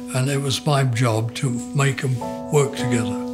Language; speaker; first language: English; native; English